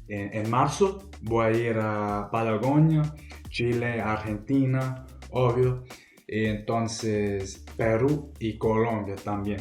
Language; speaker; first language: Spanish; non-native, learner; English